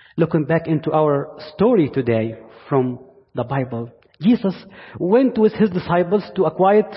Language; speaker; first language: English; non-native, fluent; Arabic